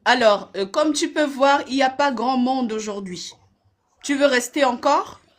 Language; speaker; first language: French; native; French